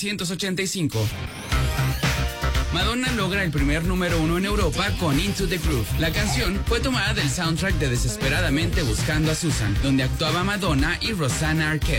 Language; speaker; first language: Spanish; native; Spanish